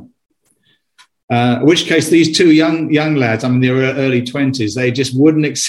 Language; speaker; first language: English; native; English